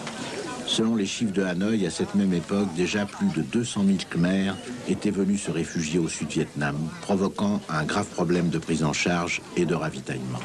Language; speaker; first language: French; native; French